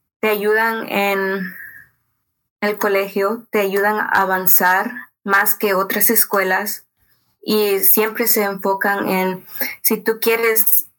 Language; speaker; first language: Spanish; early bilingual, heritage; Spanish